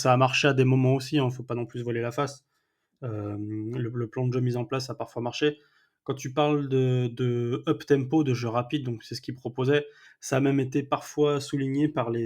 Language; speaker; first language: French; native; French